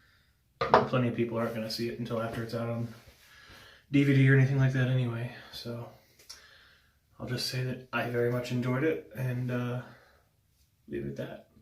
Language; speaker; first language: English; native; English